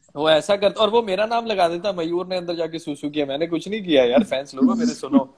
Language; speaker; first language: Hindi; non-native, local second language; Punjabi